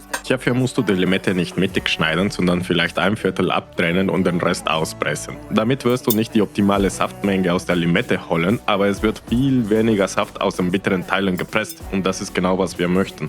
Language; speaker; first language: German; non-native, fluent; Spanish